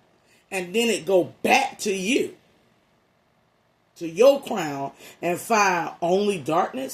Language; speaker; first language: English; native; English